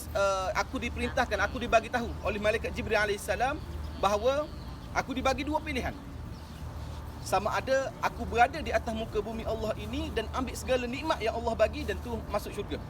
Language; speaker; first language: Malay; native; Malay